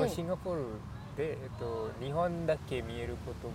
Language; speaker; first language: Japanese; non-native, learner; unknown